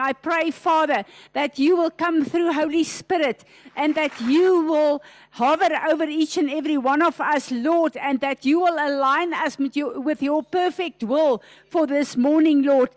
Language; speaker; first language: English; non-native, local second language; Afrikaans